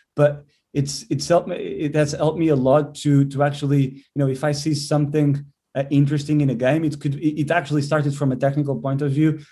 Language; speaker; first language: English; non-native, fluent; Portuguese